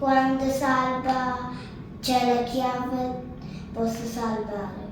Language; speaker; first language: Italian; early bilingual, other home language; Bangla